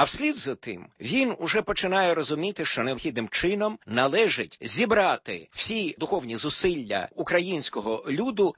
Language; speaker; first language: Ukrainian; native; Ukrainian